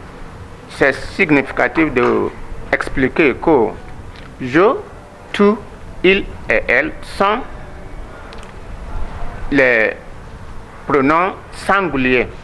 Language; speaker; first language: French; non-native, learner; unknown